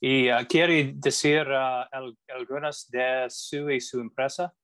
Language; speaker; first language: Spanish; non-native, learner; English